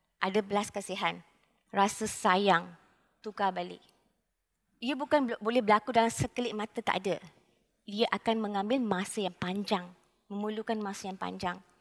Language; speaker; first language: Malay; non-native, local second language; Tamil